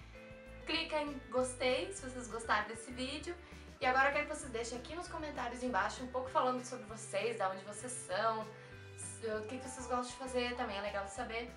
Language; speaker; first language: Portuguese; native; Portuguese